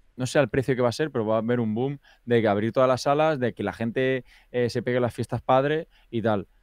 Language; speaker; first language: Spanish; native; Spanish